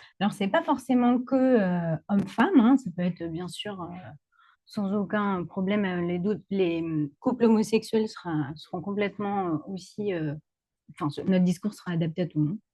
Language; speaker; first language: French; native; French